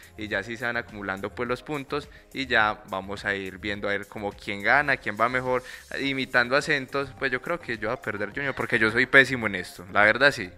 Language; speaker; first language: Spanish; native; Spanish